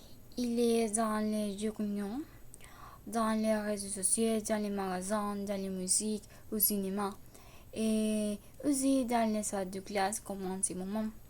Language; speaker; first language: French; non-native, learner; Spanish